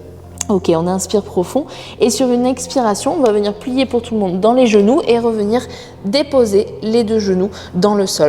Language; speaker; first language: French; native; French